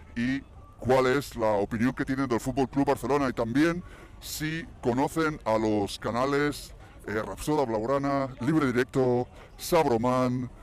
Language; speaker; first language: Spanish; native; Spanish